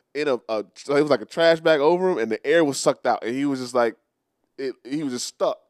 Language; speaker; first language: English; native; English